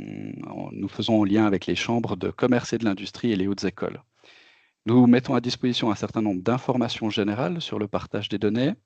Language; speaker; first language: French; native; French